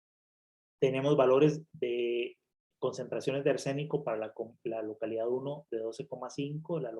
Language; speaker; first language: Spanish; native; Spanish